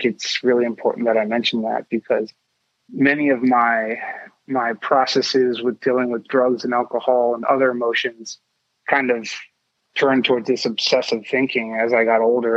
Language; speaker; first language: English; native; English